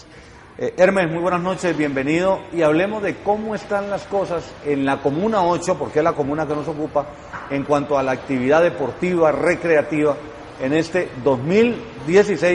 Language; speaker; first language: Spanish; native; Spanish